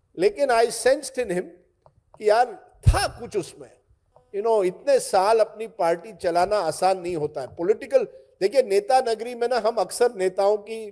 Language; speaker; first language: Hindi; non-native, local second language; Marathi